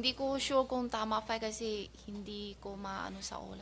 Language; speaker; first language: Filipino; non-native, learner; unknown